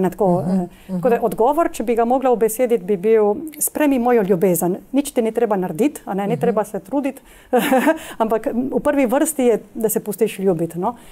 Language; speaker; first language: Slovenian; early bilingual, heritage; Slovenian